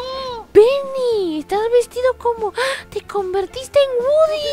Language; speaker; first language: Spanish; native; Spanish